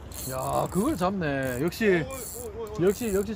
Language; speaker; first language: Korean; native; Korean